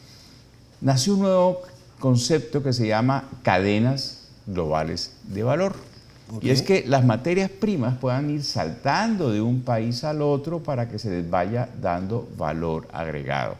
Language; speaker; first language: Spanish; native; Spanish